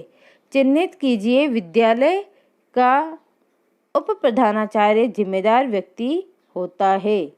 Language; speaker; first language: Hindi; native; Hindi